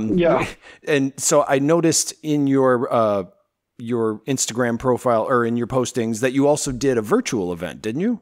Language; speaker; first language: English; native; English